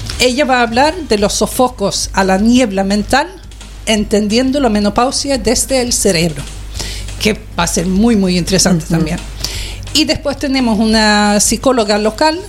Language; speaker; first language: Spanish; non-native, fluent; Swedish